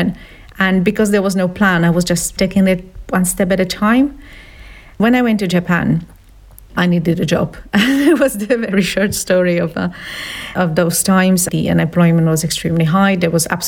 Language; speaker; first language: English; non-native, fluent; Slovak